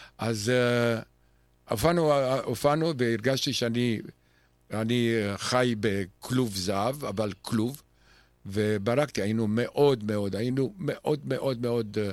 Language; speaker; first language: Hebrew; non-native, fluent; Romanian